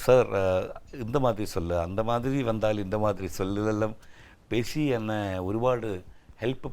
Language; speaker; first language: Tamil; non-native, learner; Malayalam